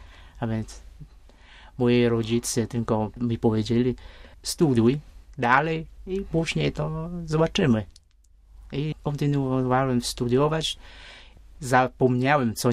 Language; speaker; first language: Polish; non-native, fluent; Vietnamese